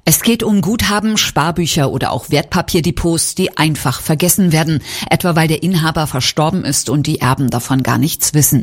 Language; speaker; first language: German; native; German